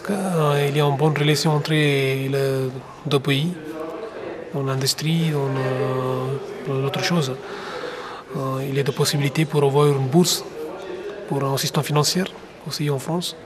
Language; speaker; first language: French; non-native, learner; Tamil